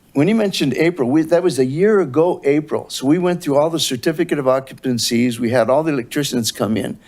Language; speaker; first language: English; native; English